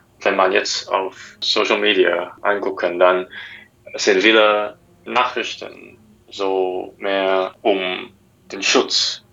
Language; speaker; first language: German; non-native, learner; Cantonese